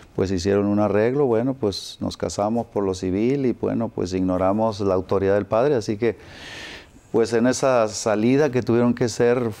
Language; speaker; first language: Spanish; native; Spanish